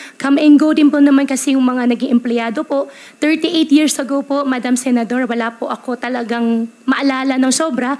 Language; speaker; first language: Filipino; native; Filipino